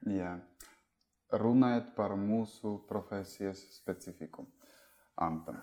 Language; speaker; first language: Latvian; non-native, local second language; Russian